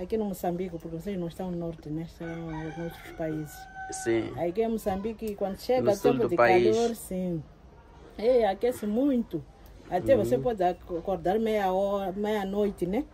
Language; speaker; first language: Portuguese; non-native, local second language; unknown